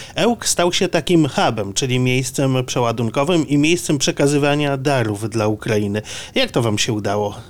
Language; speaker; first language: Polish; native; Polish